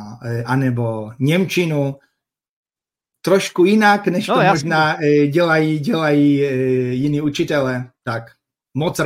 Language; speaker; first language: Czech; non-native, fluent; Polish